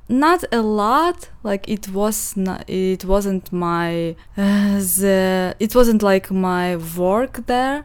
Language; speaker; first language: English; non-native, learner; Ukrainian